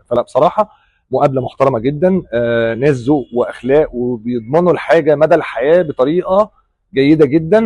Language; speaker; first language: Arabic; native; Arabic